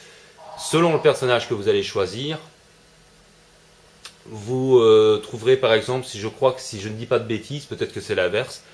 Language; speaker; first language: French; native; French